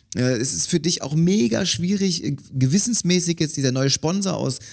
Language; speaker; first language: German; native; German